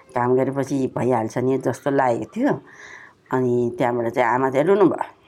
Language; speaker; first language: Nepali; non-native, local second language; Newari